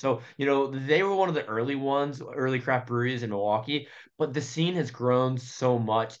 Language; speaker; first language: English; native; English